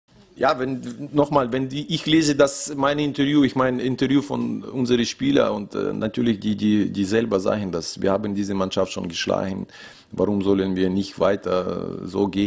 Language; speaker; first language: German; non-native, learner; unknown